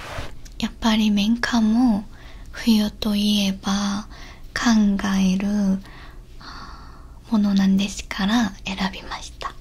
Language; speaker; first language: Japanese; non-native, learner; Korean